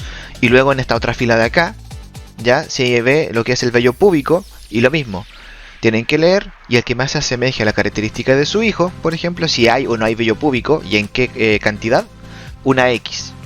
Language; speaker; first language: Spanish; native; Spanish